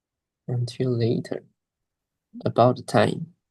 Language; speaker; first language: English; non-native, learner; Chinese